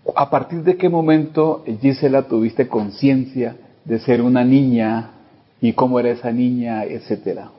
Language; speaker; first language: Spanish; native; Spanish